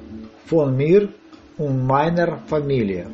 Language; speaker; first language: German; non-native, learner; Russian